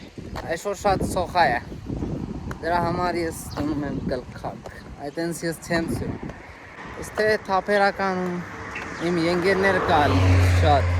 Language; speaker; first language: Armenian; non-native, learner; Hindi